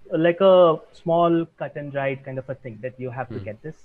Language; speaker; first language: English; non-native, local second language; Assamese